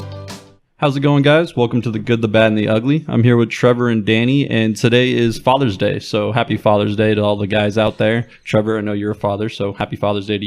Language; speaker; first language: English; native; English